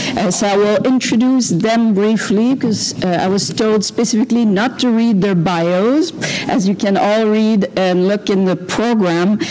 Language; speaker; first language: English; non-native, local second language; French